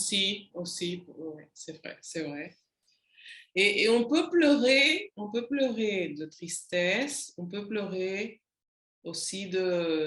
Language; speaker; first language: French; non-native, learner; Spanish